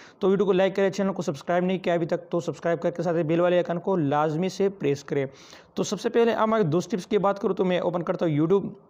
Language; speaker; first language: Urdu; non-native, local second language; Pashto